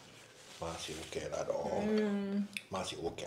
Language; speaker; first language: Indonesian; non-native, learner; French